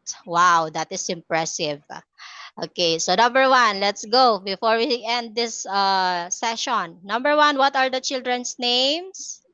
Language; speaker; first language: English; non-native, fluent; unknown